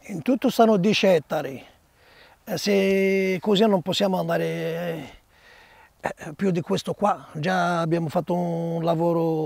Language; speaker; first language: Italian; non-native, fluent; Arabic